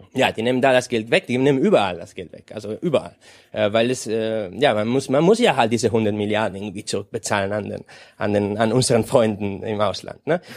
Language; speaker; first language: German; non-native, fluent; Spanish